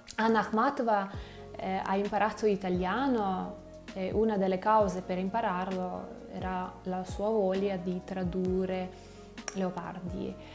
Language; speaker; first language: Italian; non-native, fluent; Russian